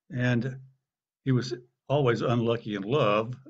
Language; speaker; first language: English; native; English